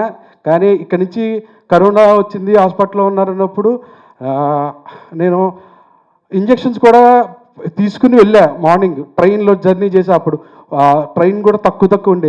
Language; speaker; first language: Telugu; native; Telugu